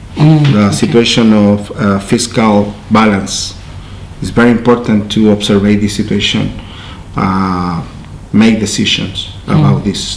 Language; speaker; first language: English; non-native, learner; Spanish